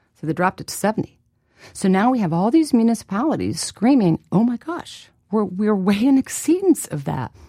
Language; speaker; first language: English; native; English